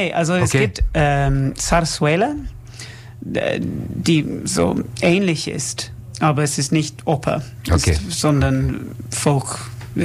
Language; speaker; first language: German; non-native, learner; English